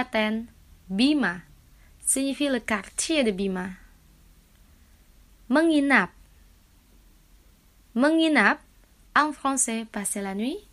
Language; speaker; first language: French; non-native, fluent; Indonesian